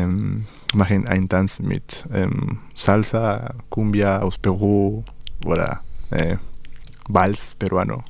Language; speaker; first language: German; non-native, learner; Spanish